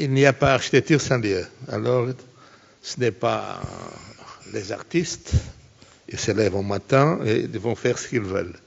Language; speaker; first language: French; non-native, fluent; Portuguese